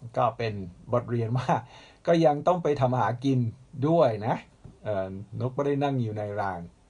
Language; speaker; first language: Thai; non-native, fluent; English